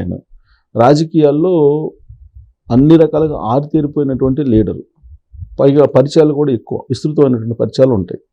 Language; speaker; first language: Telugu; native; Telugu